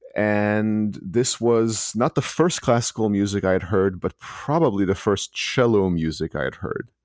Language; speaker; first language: English; early bilingual, other home language; Hebrew